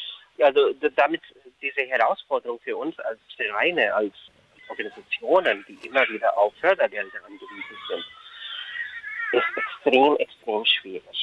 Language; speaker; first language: German; non-native, fluent; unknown